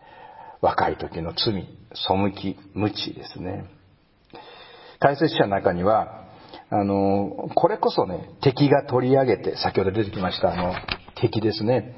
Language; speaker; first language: Japanese; native; Japanese